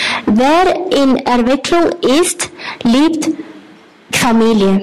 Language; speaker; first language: German; non-native, learner; Thai